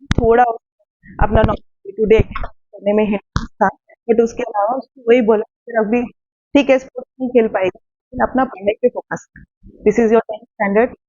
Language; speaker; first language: Hindi; native; Hindi